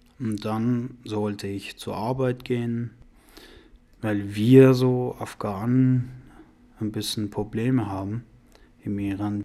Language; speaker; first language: German; non-native, learner; Persian